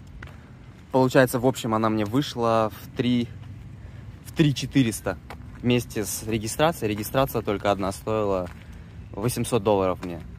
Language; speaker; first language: Russian; native; Russian